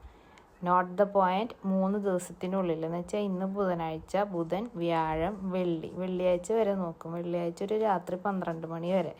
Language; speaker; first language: Malayalam; native; Malayalam